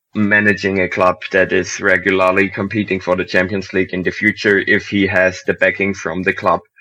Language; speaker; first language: English; non-native, fluent; German